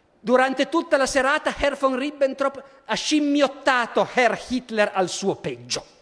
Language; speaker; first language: Italian; native; Italian